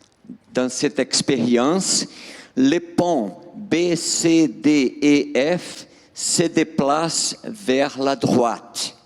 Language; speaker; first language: French; non-native, fluent; Portuguese